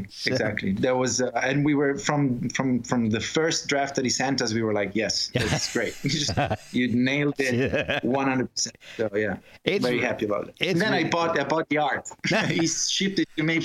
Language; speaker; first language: English; non-native, fluent; Italian